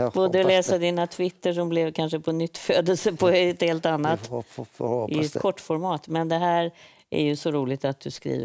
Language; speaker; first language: Swedish; native; Swedish